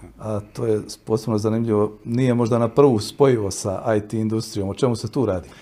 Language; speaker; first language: Croatian; native; Croatian